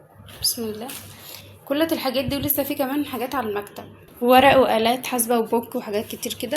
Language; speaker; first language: Arabic; native; Arabic